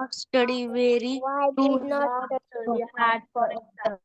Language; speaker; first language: English; non-native, learner; Marathi